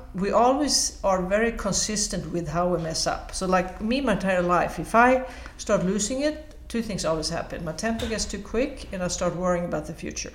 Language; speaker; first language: English; non-native, fluent; Swedish